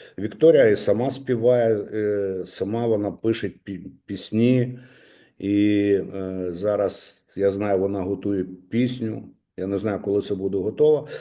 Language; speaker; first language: Ukrainian; native; Ukrainian